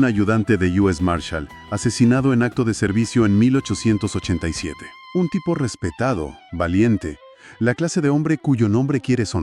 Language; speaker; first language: Spanish; native; Spanish